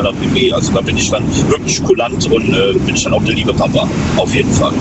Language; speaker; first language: German; native; German